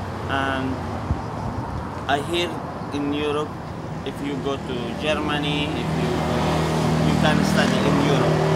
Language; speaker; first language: English; non-native, learner; Arabic